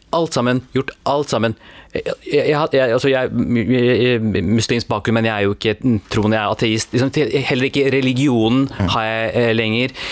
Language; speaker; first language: Norwegian; early bilingual, other home language; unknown